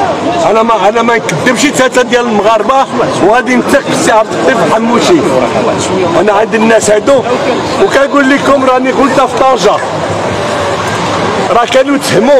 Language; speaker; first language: Arabic; native; Arabic